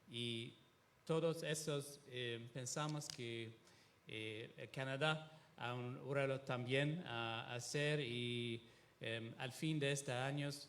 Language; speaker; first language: Spanish; non-native, fluent; Italian